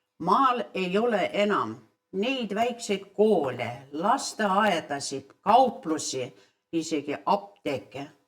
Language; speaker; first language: Estonian; early bilingual, heritage; Estonian